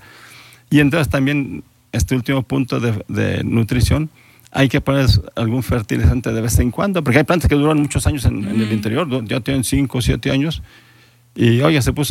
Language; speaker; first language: Spanish; native; Spanish